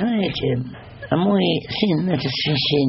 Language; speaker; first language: Russian; non-native, fluent; English